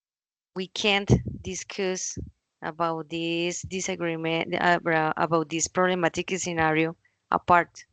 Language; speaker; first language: English; non-native, learner; Spanish